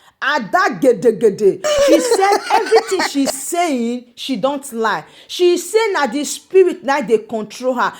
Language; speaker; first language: Nigerian Pidgin; non-native, local second language; Igbo